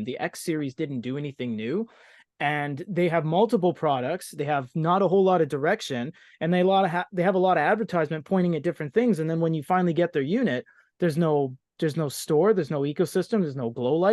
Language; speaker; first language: English; native; English